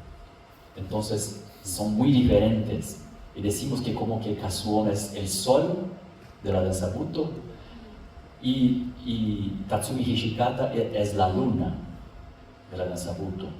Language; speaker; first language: Spanish; non-native, fluent; Portuguese